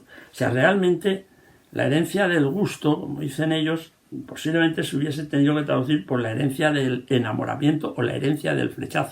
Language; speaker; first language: Spanish; native; Spanish